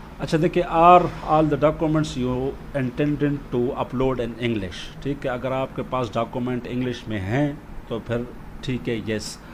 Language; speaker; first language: Urdu; native; Urdu